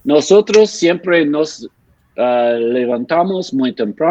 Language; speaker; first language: Spanish; non-native, learner; English